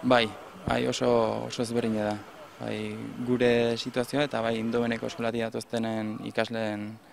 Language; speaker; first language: Basque; native; Basque